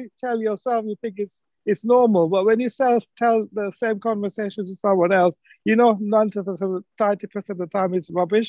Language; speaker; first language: English; non-native, local second language; Sinhala